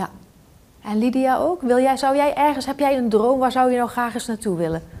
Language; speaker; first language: Dutch; native; Dutch